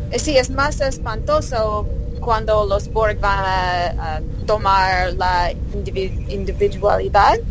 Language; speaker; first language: Spanish; non-native, learner; English